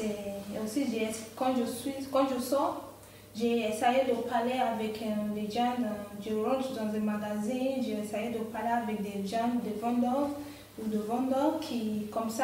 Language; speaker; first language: French; non-native, fluent; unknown